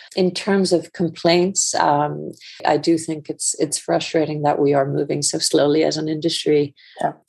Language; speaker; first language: English; non-native, fluent; Icelandic